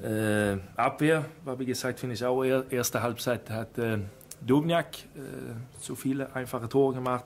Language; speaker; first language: German; non-native, fluent; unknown